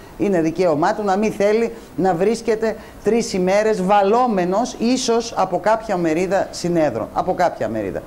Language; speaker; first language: Greek; native; Greek